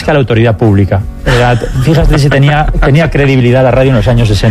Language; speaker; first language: Spanish; native; Spanish